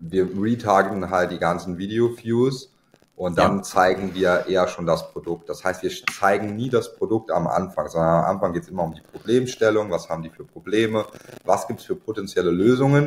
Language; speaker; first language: German; native; German